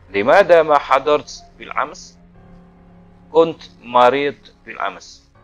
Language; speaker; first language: Arabic; non-native, fluent; Indonesian